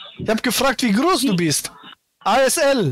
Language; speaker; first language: German; native; German